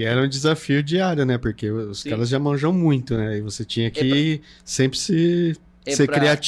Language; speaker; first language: Portuguese; native; Portuguese